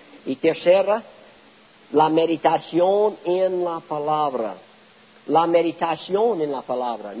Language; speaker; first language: Spanish; non-native, learner; English